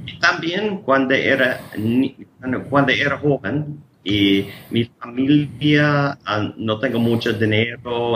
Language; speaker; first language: Spanish; non-native, learner; English